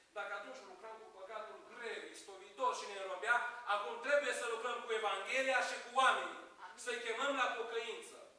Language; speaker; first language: Romanian; native; Romanian